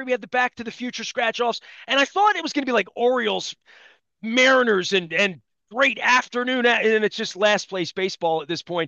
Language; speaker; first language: English; native; English